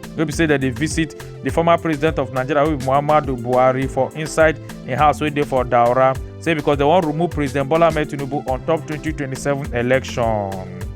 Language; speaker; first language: Nigerian Pidgin; native; Nigerian Pidgin